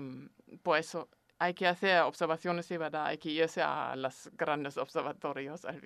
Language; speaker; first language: Spanish; non-native, fluent; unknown